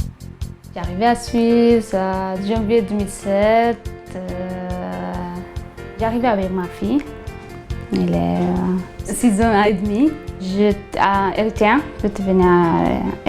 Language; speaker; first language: French; non-native, learner; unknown